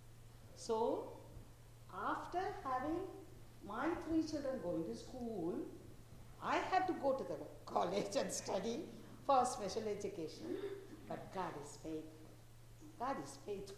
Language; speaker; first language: English; non-native, local second language; Tamil